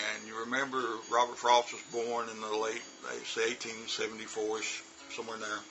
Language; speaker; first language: English; native; English